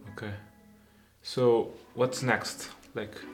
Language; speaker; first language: English; non-native, fluent; Spanish